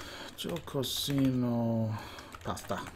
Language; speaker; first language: Spanish; non-native, learner; English